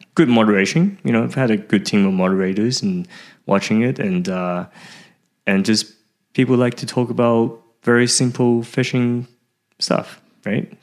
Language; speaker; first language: English; early bilingual, other home language; Chinese